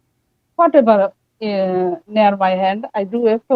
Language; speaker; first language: English; non-native, learner; Bangla